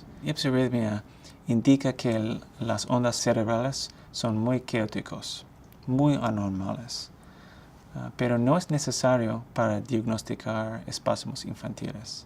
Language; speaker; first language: Spanish; non-native, fluent; English